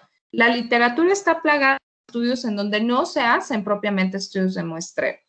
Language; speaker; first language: Spanish; native; Spanish